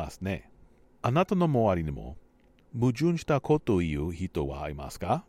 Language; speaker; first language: Japanese; non-native, learner; English